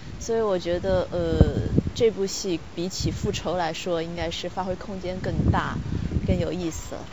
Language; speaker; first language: Chinese; native; Chinese